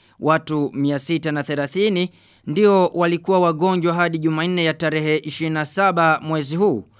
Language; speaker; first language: Swahili; non-native, local second language; Rundi